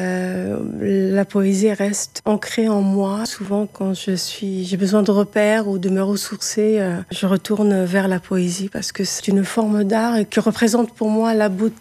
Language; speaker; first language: French; non-native, local second language; Arabic